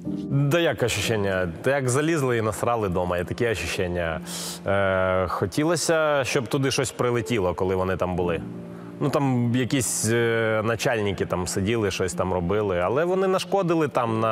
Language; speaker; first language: Ukrainian; non-native, local second language; Russian